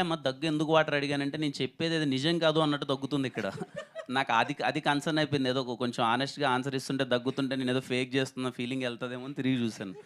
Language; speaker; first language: Telugu; native; Telugu